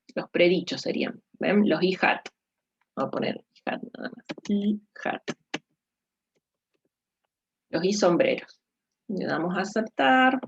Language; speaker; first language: Spanish; native; Spanish